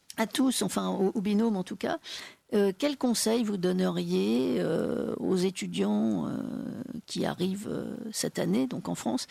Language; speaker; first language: French; native; French